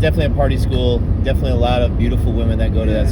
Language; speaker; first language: English; native; English